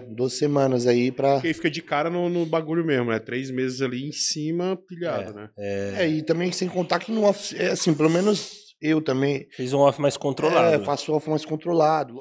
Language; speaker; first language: Portuguese; native; Portuguese